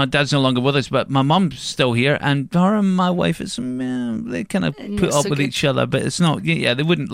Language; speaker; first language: English; native; English